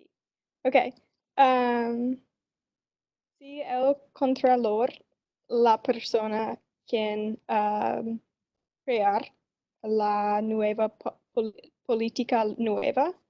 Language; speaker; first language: Spanish; non-native, learner; English